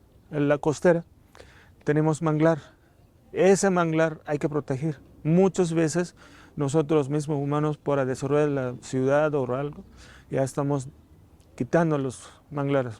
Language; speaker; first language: Spanish; non-native, fluent; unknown